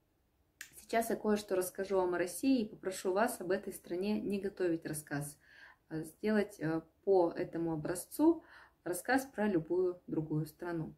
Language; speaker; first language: Russian; native; Russian